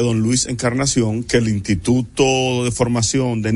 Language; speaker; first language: Spanish; native; Spanish